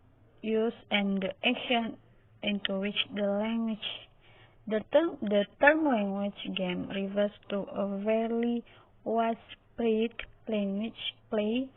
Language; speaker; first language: English; non-native, learner; Indonesian